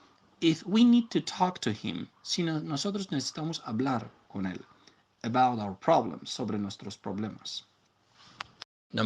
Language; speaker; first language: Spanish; non-native, fluent; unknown